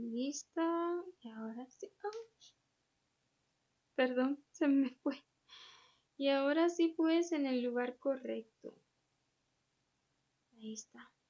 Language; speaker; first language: Spanish; native; Spanish